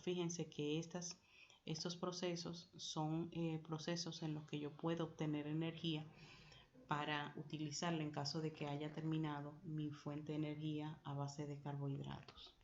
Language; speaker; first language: Spanish; native; Spanish